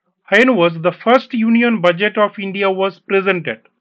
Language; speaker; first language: English; non-native, local second language; Bangla